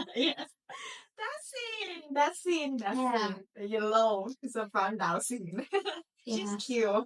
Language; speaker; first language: English; non-native, learner; Thai